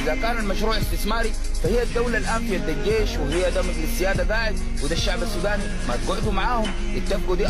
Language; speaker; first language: Arabic; native; Arabic